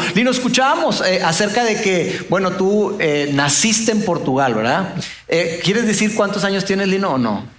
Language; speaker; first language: Spanish; native; Spanish